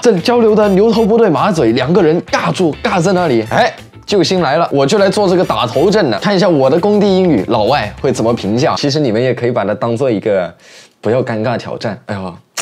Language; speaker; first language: Chinese; native; Chinese